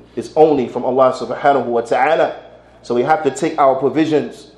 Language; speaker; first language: English; native; English